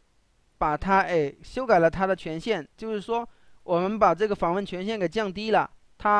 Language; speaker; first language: Chinese; native; Chinese